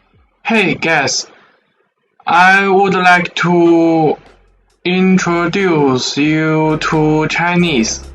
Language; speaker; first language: English; non-native, learner; Chinese